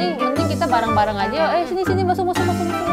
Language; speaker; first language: Indonesian; non-native, fluent; Korean